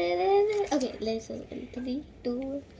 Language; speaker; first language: English; non-native, local second language; Hindi